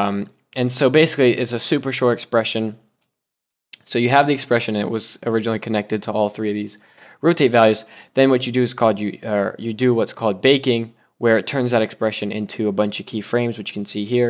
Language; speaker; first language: English; native; English